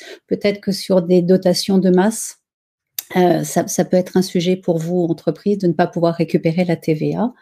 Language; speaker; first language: French; native; French